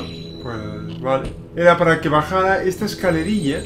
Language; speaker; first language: Spanish; native; Spanish